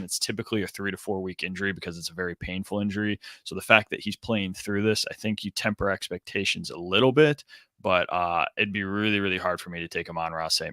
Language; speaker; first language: English; native; English